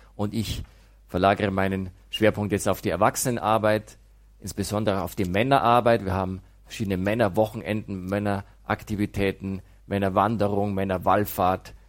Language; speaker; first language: German; native; German